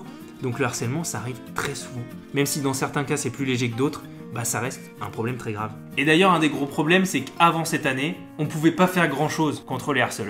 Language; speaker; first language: French; native; French